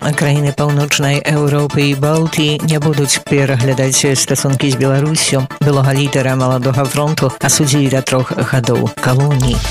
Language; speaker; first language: Belarusian; native; Belarusian